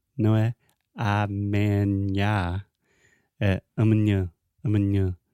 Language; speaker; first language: Portuguese; non-native, fluent; English